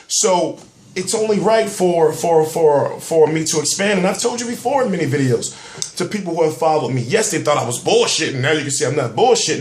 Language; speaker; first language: English; native; English